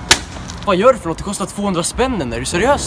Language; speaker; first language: Swedish; native; Swedish